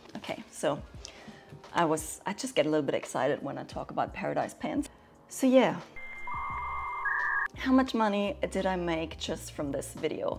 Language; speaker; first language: English; non-native, fluent; German